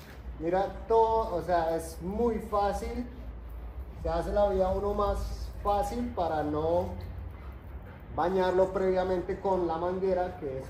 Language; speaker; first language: Spanish; native; Spanish